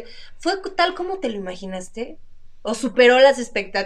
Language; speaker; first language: Spanish; native; Spanish